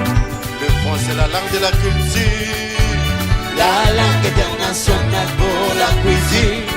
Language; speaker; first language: French; non-native, learner; English